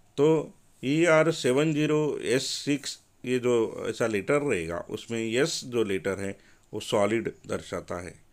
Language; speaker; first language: Hindi; non-native, local second language; Marathi